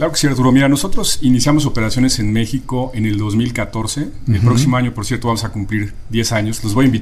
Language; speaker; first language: Spanish; native; Spanish